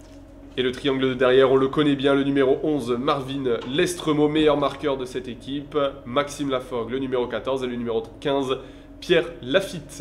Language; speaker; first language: French; native; French